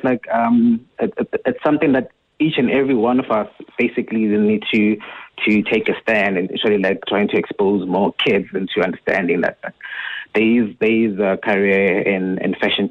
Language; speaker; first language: English; non-native, local second language; Zulu